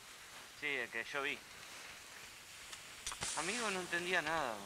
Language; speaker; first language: Spanish; native; Spanish